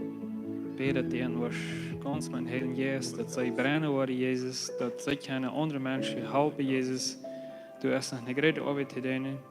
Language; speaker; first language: German; non-native, local second language; Low German